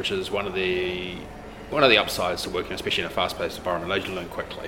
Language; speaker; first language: English; native; English